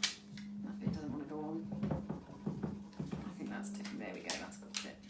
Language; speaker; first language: English; native; English